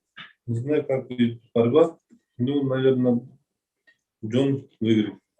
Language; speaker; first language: Russian; non-native, learner; Kazakh